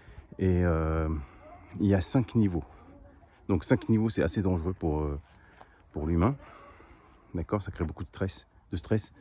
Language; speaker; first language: French; native; French